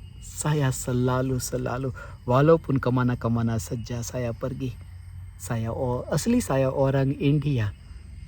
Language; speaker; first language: Indonesian; non-native, fluent; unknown